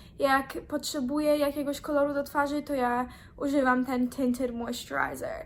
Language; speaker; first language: Polish; early bilingual, heritage; Polish